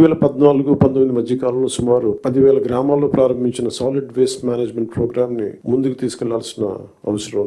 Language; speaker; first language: Telugu; native; Telugu